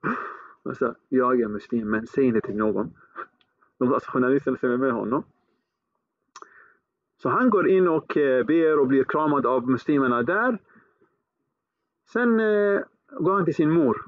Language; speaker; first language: Swedish; early bilingual, other home language; Arabic